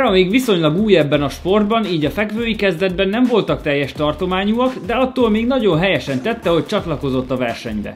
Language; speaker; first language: Hungarian; native; Hungarian